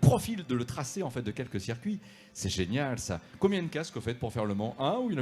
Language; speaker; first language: French; native; French